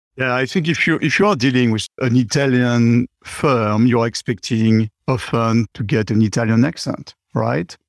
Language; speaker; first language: English; non-native, fluent; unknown